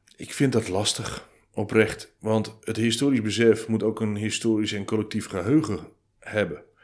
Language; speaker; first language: Dutch; native; Dutch